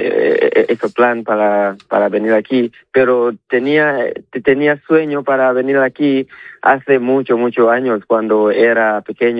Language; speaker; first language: Spanish; non-native, learner; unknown